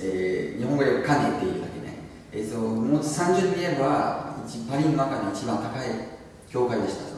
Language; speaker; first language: Japanese; non-native, learner; French